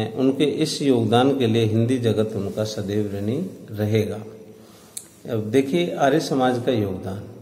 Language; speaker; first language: Hindi; native; Hindi